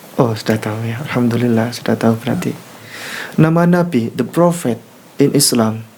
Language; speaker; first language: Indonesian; native; Indonesian